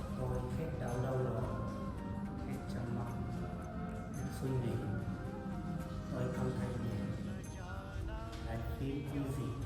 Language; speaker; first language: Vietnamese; non-native, learner; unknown